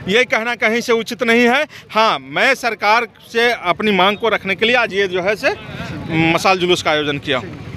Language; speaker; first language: Hindi; native; Hindi